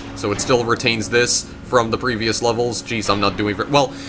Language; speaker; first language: English; native; English